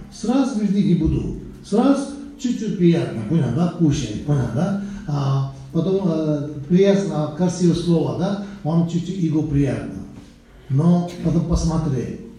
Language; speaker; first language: Russian; non-native, learner; Tibetan